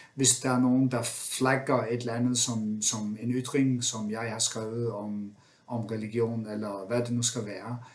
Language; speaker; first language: Danish; non-native, local second language; Faroese